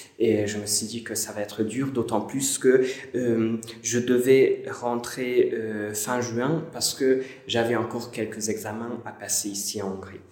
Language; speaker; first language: French; non-native, fluent; Hungarian